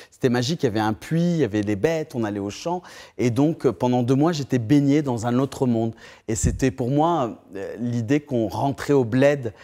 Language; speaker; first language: French; early bilingual, other home language; Tachelhit